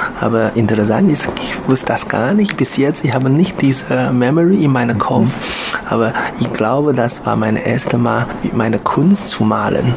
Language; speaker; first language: German; non-native, learner; Chinese